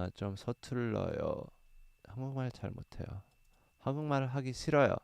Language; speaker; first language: Korean; early bilingual, other home language; English